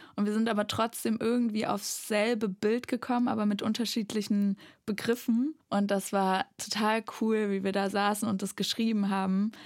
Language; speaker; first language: German; native; German